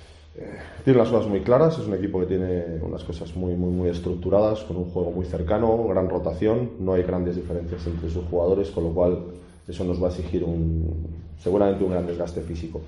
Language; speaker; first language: Spanish; native; Spanish